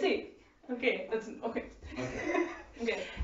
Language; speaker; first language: German; non-native, learner; French